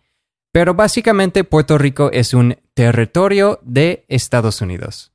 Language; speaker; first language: Spanish; non-native, fluent; English